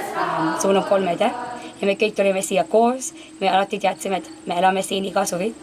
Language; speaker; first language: Estonian; early bilingual, heritage; Estonian